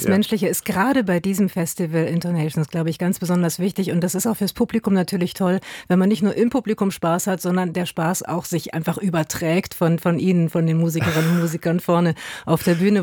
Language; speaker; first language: German; native; German